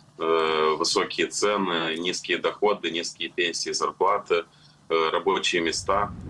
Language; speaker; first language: Russian; non-native, local second language; Romanian